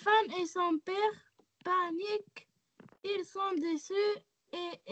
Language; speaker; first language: French; non-native, learner; Arabic